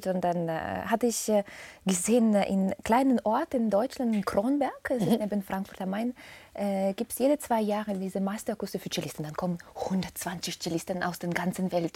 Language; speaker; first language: German; non-native, fluent; Russian